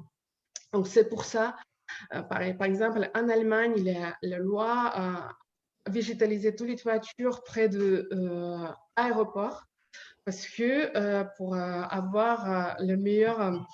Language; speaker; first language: French; non-native, learner; Ukrainian